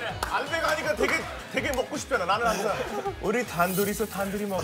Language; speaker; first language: Korean; non-native, fluent; Hindi